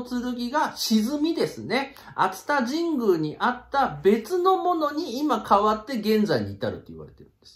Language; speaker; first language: Japanese; native; Japanese